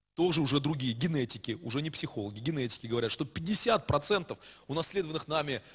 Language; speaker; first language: Russian; native; Russian